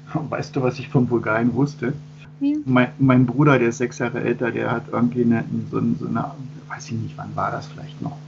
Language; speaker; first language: German; native; German